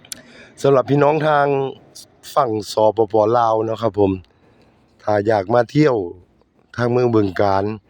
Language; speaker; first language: Thai; non-native, local second language; Northeastern Thai